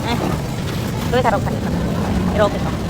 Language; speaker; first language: Korean; non-native, learner; Filipino